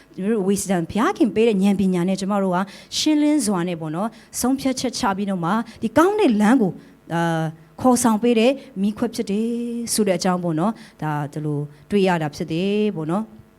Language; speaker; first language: Burmese; non-native, local second language; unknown